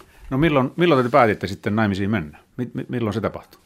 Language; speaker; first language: Finnish; native; Finnish